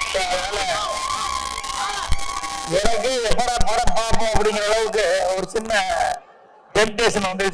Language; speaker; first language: Tamil; native; Tamil